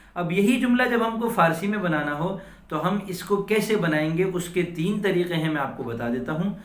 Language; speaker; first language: Urdu; native; Urdu